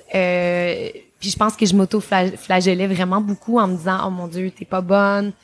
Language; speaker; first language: French; native; French